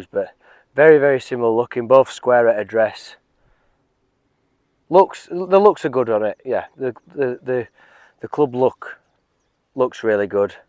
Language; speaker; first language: English; native; English